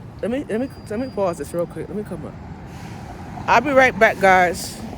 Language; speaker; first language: English; native; English